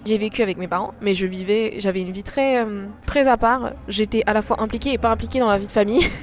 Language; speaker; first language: French; native; French